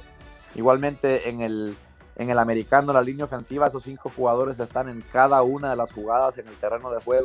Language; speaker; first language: Spanish; native; Spanish